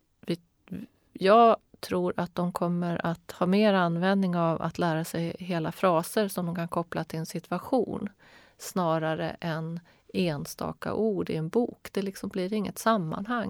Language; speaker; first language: Swedish; native; Swedish